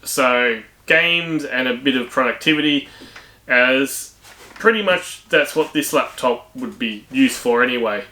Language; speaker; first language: English; native; English